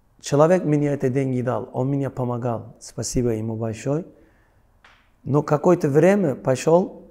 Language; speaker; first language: Russian; non-native, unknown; Turkish